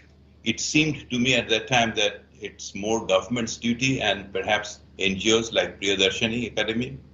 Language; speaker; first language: English; non-native, fluent; Bangla